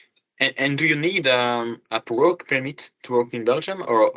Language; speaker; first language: English; non-native, fluent; French